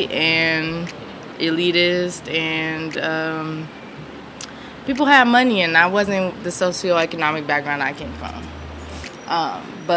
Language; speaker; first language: English; native; English